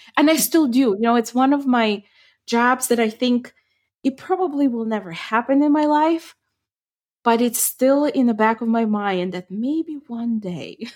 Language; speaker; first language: English; non-native, fluent; Ukrainian